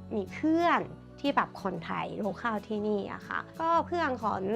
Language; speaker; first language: Thai; non-native, fluent; Japanese